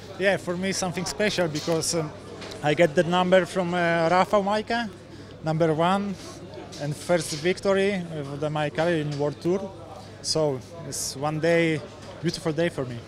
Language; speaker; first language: English; non-native, learner; Polish